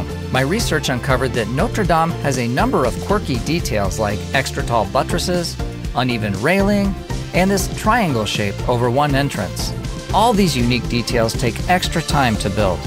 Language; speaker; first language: English; native; English